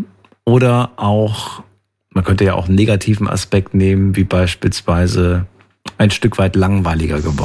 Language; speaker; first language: German; native; German